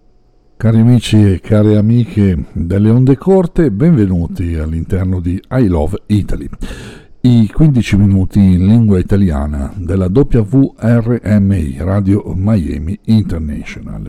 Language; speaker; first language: Italian; native; Italian